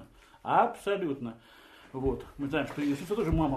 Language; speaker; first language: Russian; native; Russian